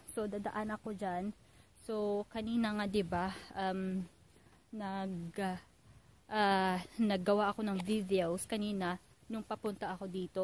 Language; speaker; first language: Filipino; native; Filipino